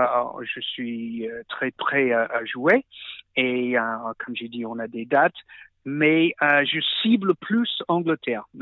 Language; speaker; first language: French; non-native, fluent; English